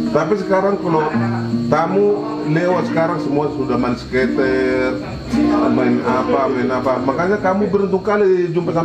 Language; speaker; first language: Indonesian; non-native, local second language; Batak Toba